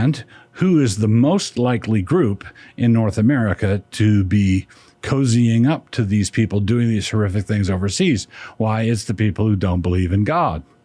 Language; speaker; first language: English; native; English